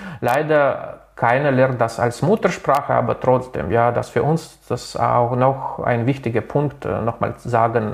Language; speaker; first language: German; non-native, local second language; Russian